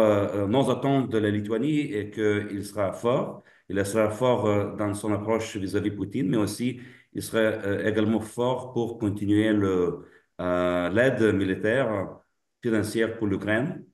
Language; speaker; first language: French; non-native, fluent; Lithuanian